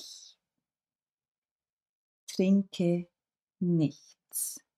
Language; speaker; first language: German; non-native, fluent; Turkish